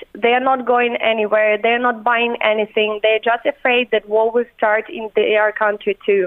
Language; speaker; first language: English; non-native, fluent; Ukrainian